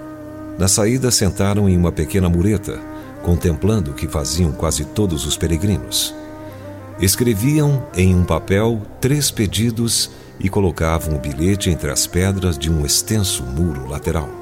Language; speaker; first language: Portuguese; native; Portuguese